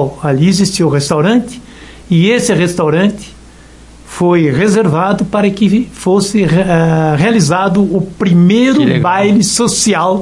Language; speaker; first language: Portuguese; native; Portuguese